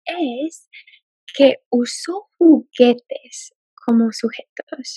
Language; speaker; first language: Spanish; non-native, fluent; English